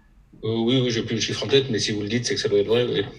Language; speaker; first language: French; native; French